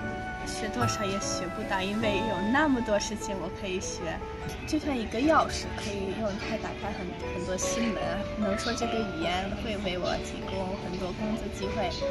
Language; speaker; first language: Chinese; non-native, fluent; Hungarian